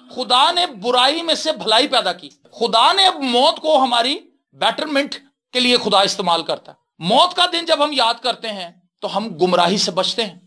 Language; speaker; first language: Urdu; non-native, local second language; Punjabi